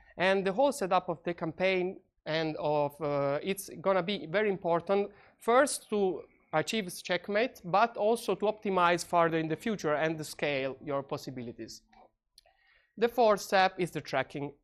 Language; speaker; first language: English; non-native, fluent; Italian